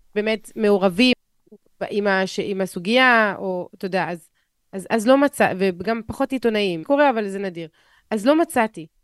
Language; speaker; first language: Hebrew; non-native, fluent; French